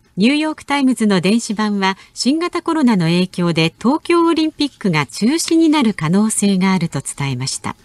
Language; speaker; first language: Japanese; native; Japanese